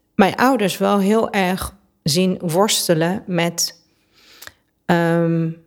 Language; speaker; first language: Dutch; early bilingual, other home language; Persian